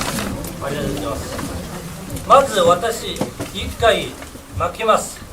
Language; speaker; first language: Japanese; non-native, fluent; Tibetan